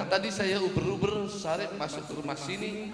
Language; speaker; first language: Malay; non-native, local second language; Javanese